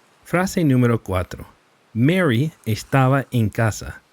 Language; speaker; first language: Spanish; non-native, fluent; English